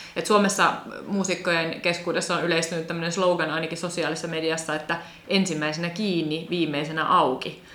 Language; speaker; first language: Finnish; native; Finnish